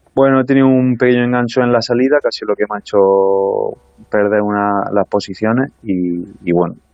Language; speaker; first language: Spanish; native; Spanish